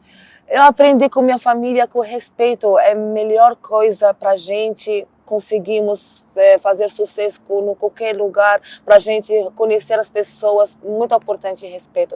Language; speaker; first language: Portuguese; non-native, learner; Arabic